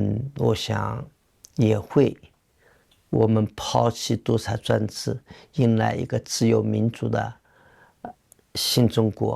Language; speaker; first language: Chinese; native; Chinese